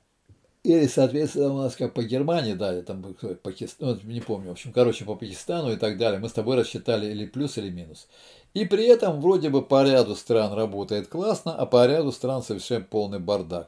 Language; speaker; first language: Russian; native; Russian